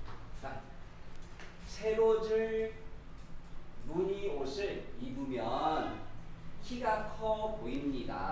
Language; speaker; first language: Korean; non-native, fluent; Vietnamese